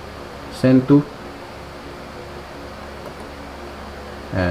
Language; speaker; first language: Filipino; native; Filipino